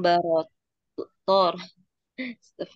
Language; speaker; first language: Indonesian; native; Indonesian